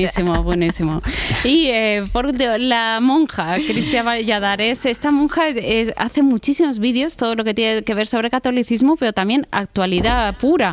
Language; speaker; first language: Spanish; native; Spanish